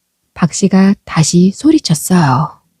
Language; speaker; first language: Korean; native; Korean